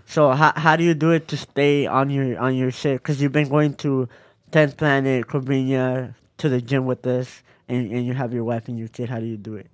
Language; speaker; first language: English; early bilingual, other home language; Spanish